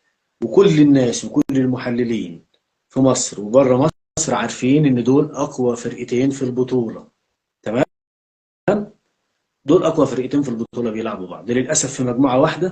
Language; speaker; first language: Arabic; native; Arabic